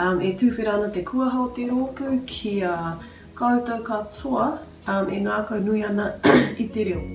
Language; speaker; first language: Māori; non-native, local second language; English